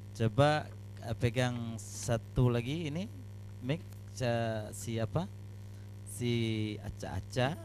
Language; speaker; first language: Malay; non-native, local second language; Achinese